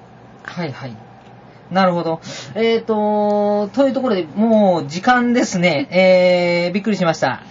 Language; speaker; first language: Japanese; native; Japanese